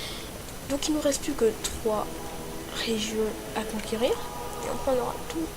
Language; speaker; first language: French; native; French